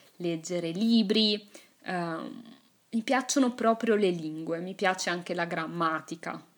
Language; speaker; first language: Italian; native; Italian